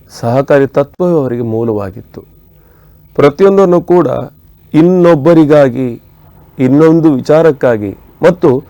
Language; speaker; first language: Kannada; native; Kannada